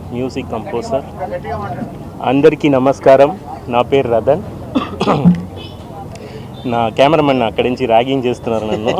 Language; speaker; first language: Telugu; non-native, fluent; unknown